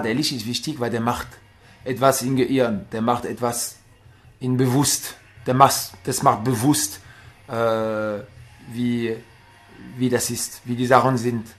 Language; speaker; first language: German; non-native, learner; French